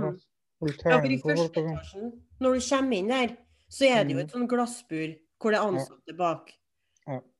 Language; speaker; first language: Norwegian; native; Norwegian